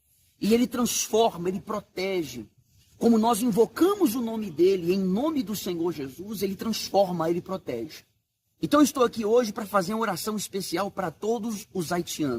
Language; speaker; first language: Portuguese; non-native, learner; Haitian Creole